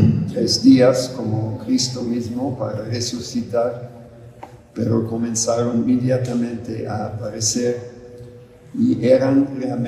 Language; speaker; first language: Spanish; non-native, fluent; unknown